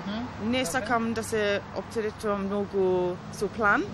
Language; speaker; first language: Macedonian; early bilingual, heritage; Macedonian